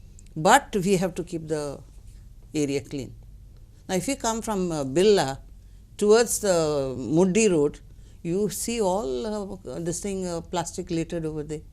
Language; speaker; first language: English; non-native, local second language; Konkani